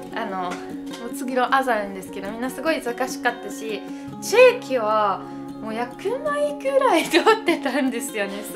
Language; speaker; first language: Japanese; non-native, fluent; Italian